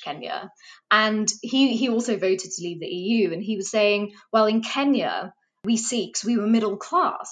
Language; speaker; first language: English; native; English